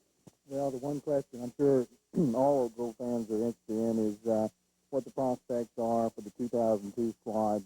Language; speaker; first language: English; native; English